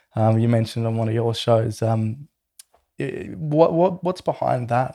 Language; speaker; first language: English; native; English